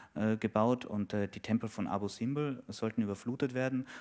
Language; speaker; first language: German; native; German